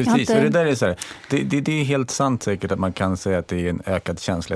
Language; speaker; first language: Swedish; native; Swedish